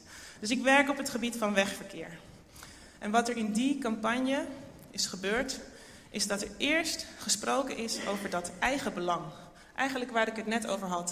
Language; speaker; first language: Dutch; native; Dutch